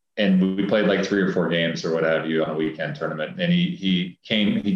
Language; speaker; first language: English; native; English